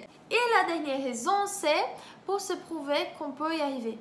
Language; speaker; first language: French; non-native, fluent; Portuguese